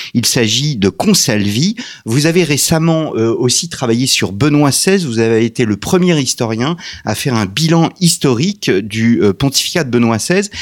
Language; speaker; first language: French; native; French